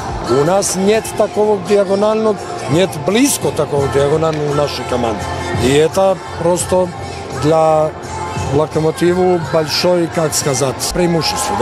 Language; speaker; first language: Russian; non-native, fluent; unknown